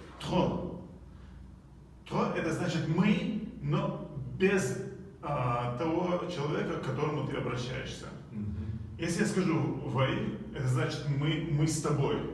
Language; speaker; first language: Russian; non-native, local second language; Chechen